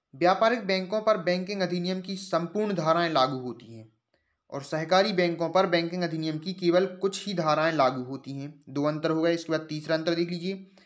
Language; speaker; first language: Hindi; native; Hindi